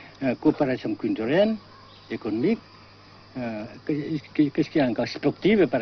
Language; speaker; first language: French; non-native, fluent; Vietnamese